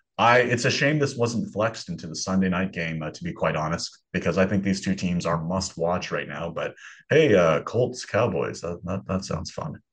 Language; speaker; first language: English; native; English